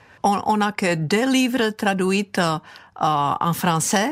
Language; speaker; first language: French; non-native, fluent; Czech